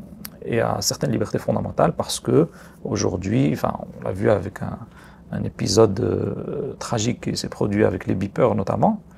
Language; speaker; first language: French; non-native, local second language; Arabic